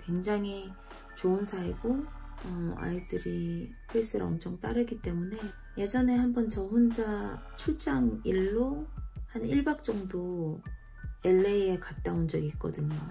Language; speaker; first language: Korean; native; Korean